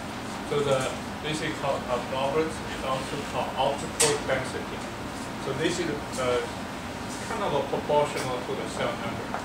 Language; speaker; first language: English; non-native, fluent; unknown